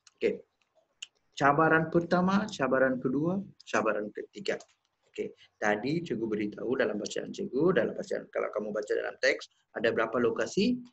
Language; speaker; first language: Malay; non-native, local second language; Tamil